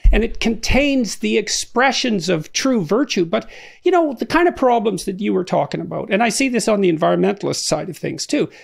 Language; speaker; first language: English; native; English